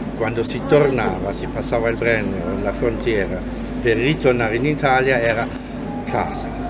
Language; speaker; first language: Italian; non-native, fluent; German